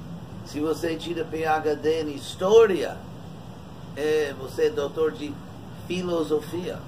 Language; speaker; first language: Portuguese; non-native, fluent; English